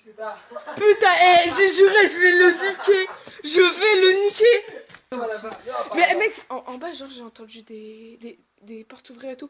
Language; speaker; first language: French; native; French